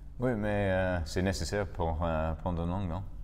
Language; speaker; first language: French; non-native, learner; English